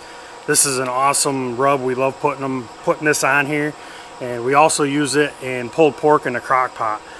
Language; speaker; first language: English; native; English